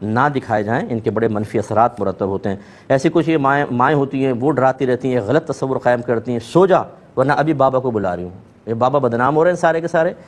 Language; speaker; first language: Urdu; native; Urdu